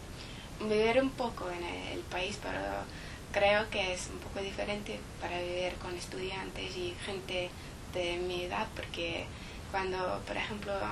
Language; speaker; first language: Spanish; non-native, learner; English